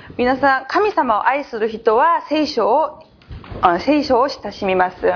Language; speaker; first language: Japanese; non-native, fluent; Korean